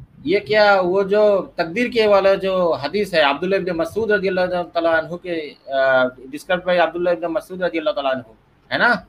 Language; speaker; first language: Hindi; non-native, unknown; Bangla